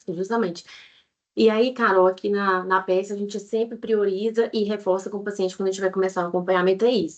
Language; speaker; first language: Portuguese; native; Portuguese